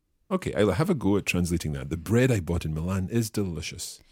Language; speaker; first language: English; native; English